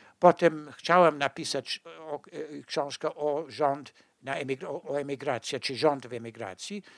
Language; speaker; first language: Polish; non-native, fluent; English